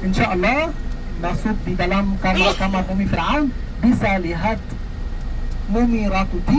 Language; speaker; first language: Indonesian; non-native, fluent; Arabic